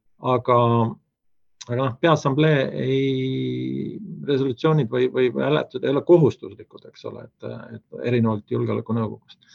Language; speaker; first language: Estonian; native; Estonian